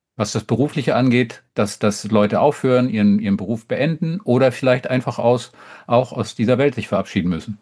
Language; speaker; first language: German; native; German